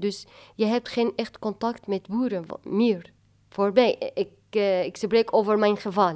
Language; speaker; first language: Dutch; non-native, learner; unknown